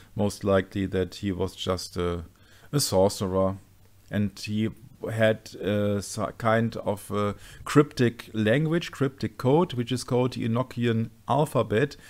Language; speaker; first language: English; non-native, fluent; German